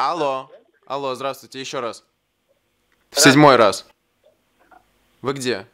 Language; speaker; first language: Russian; native; Russian